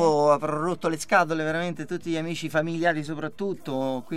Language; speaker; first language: Italian; native; Italian